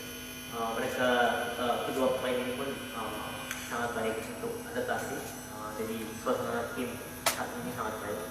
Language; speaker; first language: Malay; non-native, fluent; Korean